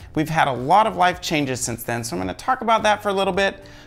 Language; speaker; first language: English; native; English